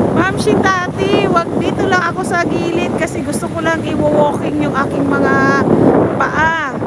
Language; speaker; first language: Filipino; non-native, local second language; Cebuano